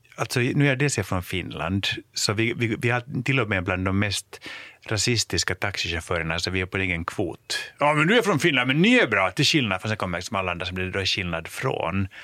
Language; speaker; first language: Swedish; native; Swedish